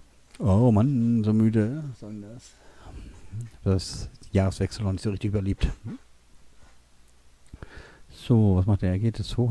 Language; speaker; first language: German; native; German